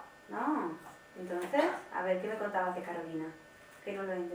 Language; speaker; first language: Spanish; native; Spanish